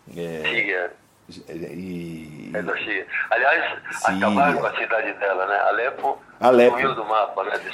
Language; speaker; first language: Portuguese; early bilingual, other home language; French